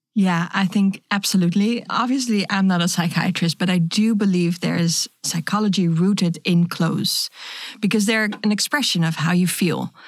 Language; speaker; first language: English; non-native, fluent; Dutch